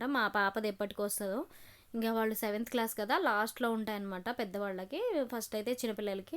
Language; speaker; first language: Telugu; native; Telugu